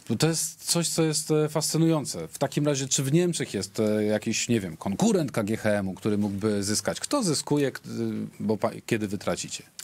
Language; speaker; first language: Polish; native; Polish